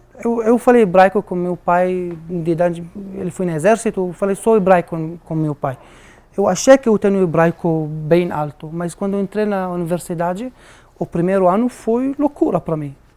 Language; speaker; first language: Portuguese; non-native, learner; Arabic